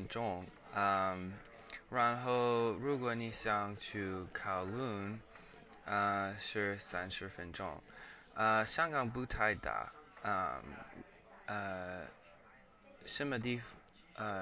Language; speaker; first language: Chinese; non-native, learner; English